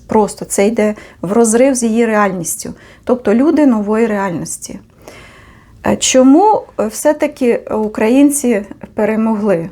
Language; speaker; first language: Ukrainian; native; Ukrainian